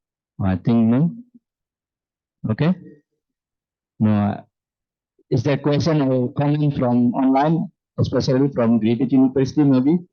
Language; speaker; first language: English; non-native, fluent; Indonesian